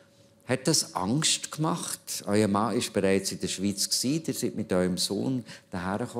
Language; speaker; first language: German; native; German